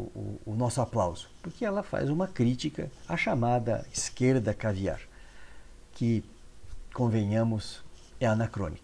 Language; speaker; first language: Portuguese; native; Portuguese